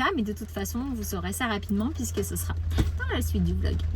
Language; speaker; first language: French; native; French